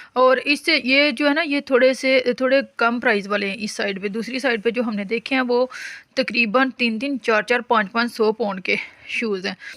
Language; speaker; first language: Urdu; non-native, local second language; Punjabi